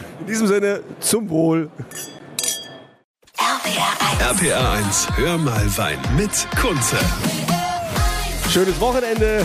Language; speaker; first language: German; native; German